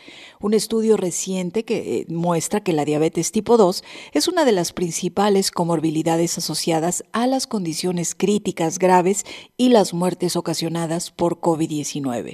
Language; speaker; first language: Spanish; native; Spanish